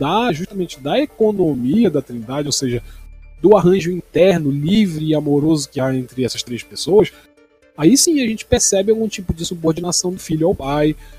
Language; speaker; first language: Portuguese; native; Portuguese